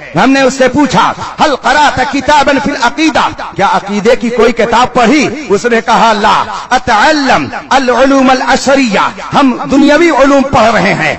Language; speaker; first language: Urdu; native; Urdu